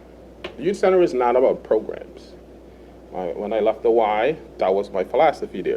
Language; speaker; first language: English; native; English